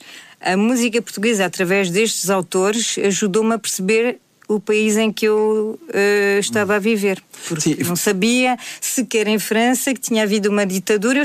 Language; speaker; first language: Portuguese; native; Portuguese